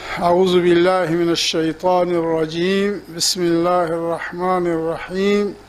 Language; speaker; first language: Urdu; non-native, fluent; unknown